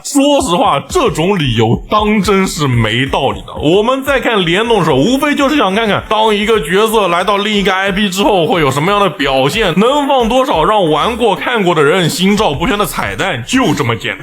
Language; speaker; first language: Chinese; native; Chinese